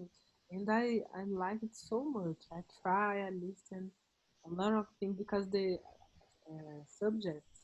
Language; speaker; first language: English; non-native, learner; Portuguese